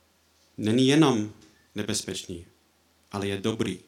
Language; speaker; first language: Czech; non-native, fluent; English